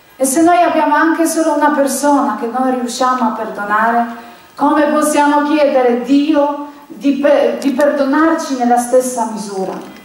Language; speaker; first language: Italian; non-native, fluent; Polish